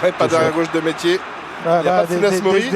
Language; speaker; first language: French; native; French